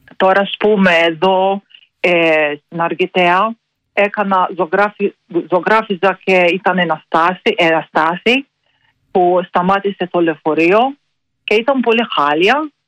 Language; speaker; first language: Greek; non-native, learner; Maltese